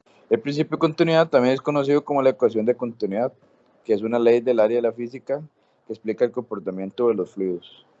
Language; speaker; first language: Spanish; native; Spanish